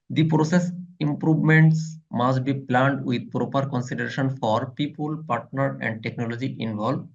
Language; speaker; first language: English; non-native, local second language; Bangla